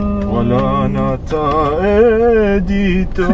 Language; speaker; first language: Filipino; non-native, learner; Arabic